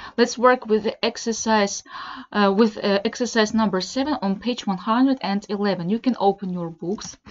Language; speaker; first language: English; non-native, fluent; Russian